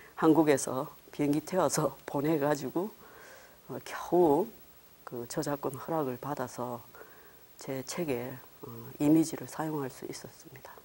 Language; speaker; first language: Korean; native; Korean